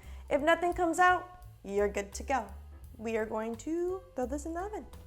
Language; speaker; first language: English; native; English